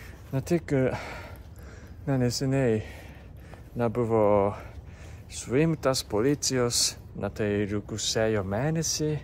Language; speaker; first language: Lithuanian; non-native, fluent; Japanese